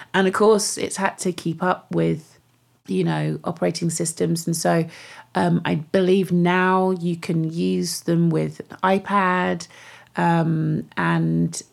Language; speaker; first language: English; native; English